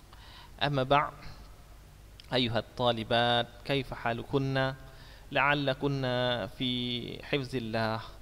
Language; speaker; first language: Arabic; non-native, fluent; Indonesian